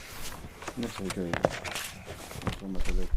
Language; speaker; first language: French; non-native, fluent; Arabic